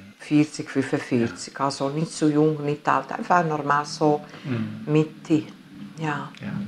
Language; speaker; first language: German; non-native, fluent; Italian